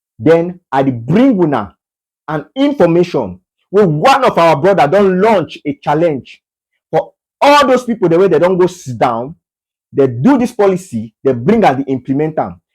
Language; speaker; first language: Nigerian Pidgin; native; Nigerian Pidgin